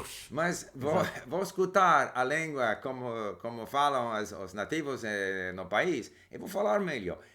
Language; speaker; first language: Portuguese; non-native, learner; English